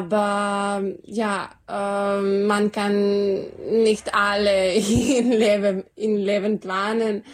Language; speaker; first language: German; non-native, learner; Serbian